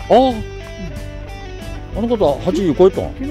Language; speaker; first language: Japanese; native; Japanese